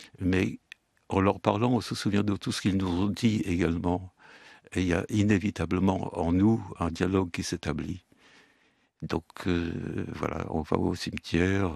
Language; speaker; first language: French; early bilingual, other home language; Yiddish